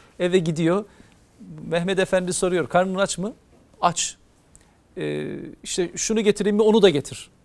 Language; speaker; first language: Turkish; native; Turkish